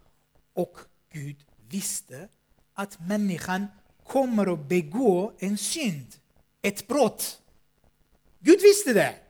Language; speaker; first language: Swedish; non-native, fluent; Armenian